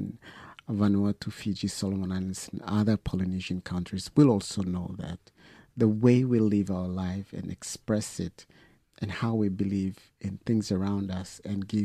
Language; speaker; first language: English; non-native, fluent; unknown